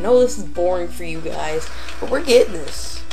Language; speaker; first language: English; native; English